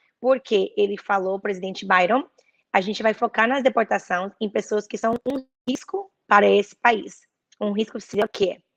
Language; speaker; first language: Portuguese; early bilingual, heritage; Portuguese